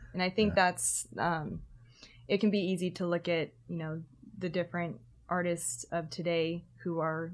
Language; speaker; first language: English; native; English